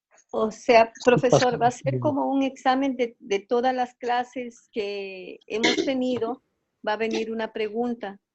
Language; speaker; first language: Spanish; native; Spanish